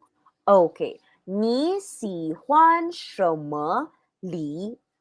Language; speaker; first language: Chinese; non-native, learner; Filipino